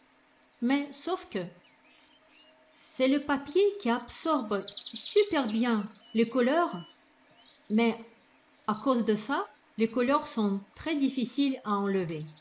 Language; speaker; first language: French; non-native, fluent; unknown